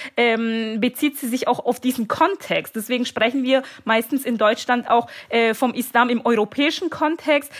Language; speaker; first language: German; native; German